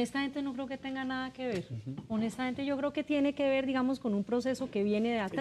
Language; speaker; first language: Spanish; native; Spanish